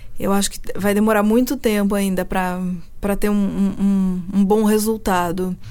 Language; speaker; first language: Portuguese; early bilingual, heritage; Portuguese